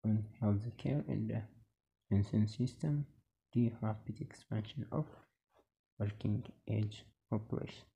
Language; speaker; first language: English; non-native, local second language; Amharic